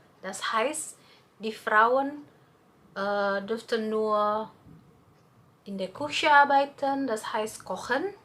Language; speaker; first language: German; non-native, fluent; Indonesian